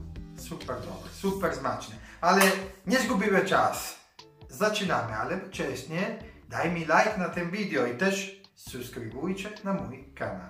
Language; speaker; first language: Polish; non-native, learner; Italian